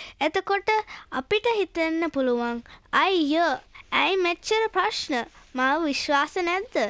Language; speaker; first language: Sinhala; early bilingual, heritage; Sinhala